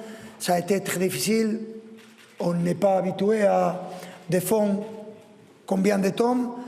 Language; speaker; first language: French; non-native, fluent; Spanish